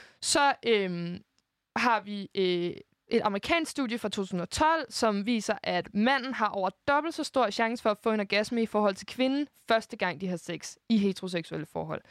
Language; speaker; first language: Danish; native; Danish